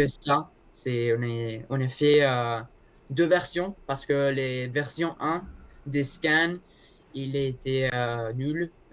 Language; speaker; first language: French; non-native, learner; Spanish